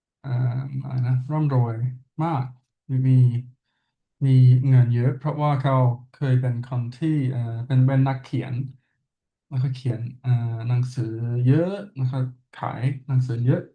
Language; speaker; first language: Thai; non-native, learner; English